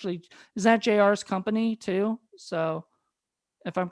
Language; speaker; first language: English; native; English